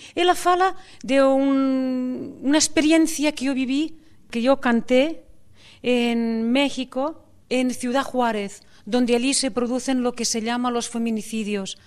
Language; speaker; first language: Spanish; non-native, local second language; Catalan